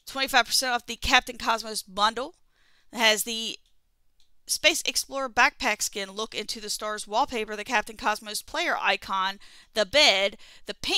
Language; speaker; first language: English; native; English